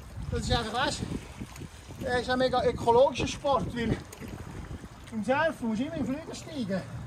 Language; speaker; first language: German; native; German